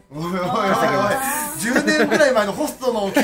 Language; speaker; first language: Japanese; native; Japanese